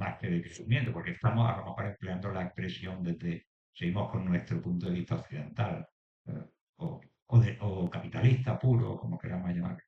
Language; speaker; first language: Spanish; native; Spanish